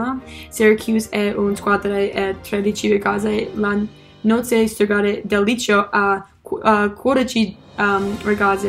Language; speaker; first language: Italian; non-native, learner; English